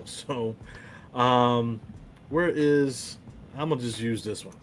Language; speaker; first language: English; native; English